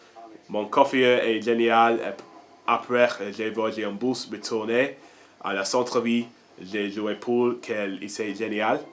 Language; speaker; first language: French; non-native, learner; English